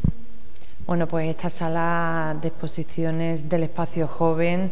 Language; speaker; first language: Spanish; native; Spanish